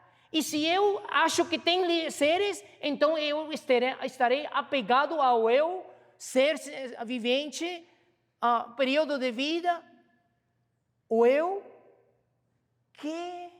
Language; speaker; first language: Portuguese; non-native, fluent; Chinese